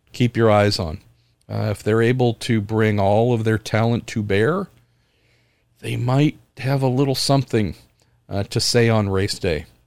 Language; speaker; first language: English; native; English